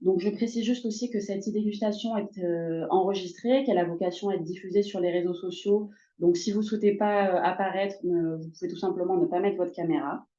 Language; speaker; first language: French; native; French